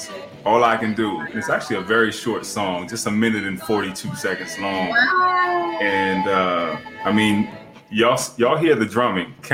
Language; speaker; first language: English; native; English